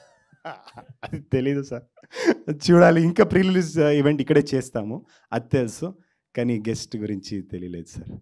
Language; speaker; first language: Telugu; non-native, learner; Kannada